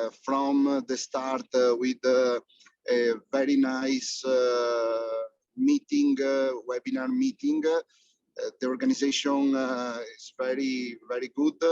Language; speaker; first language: English; non-native, fluent; Italian